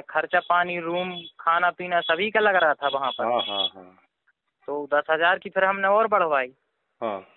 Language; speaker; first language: Hindi; native; Hindi